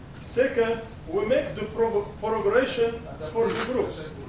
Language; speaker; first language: English; non-native, learner; Arabic